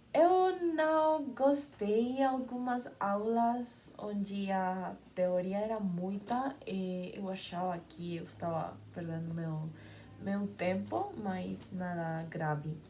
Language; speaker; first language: Portuguese; non-native, learner; Spanish